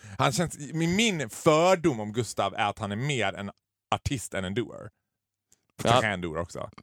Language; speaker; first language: Swedish; native; Swedish